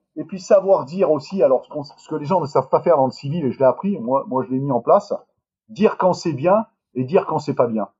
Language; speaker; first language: French; native; French